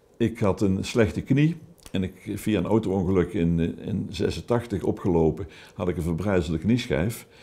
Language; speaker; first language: Dutch; native; Dutch